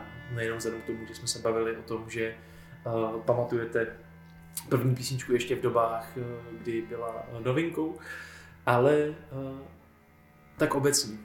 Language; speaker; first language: Czech; native; Czech